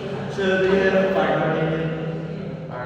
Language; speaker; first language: English; non-native, learner; Indonesian